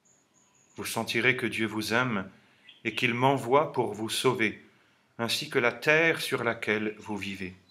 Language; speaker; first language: French; native; French